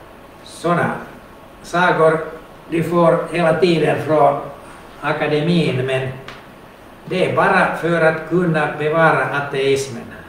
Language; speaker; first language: Swedish; non-native, local second language; Finnish